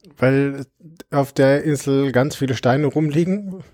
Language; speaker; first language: German; native; German